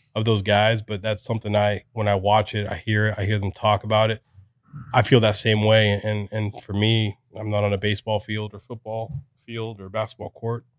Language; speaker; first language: English; native; English